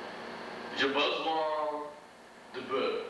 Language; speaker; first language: French; non-native, learner; English